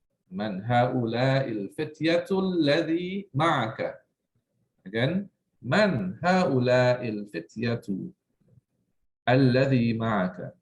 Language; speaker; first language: Arabic; non-native, fluent; English